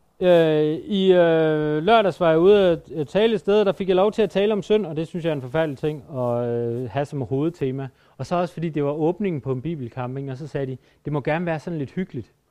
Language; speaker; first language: Danish; native; Danish